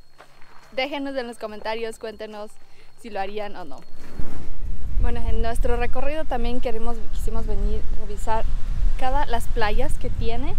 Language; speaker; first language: Spanish; native; Spanish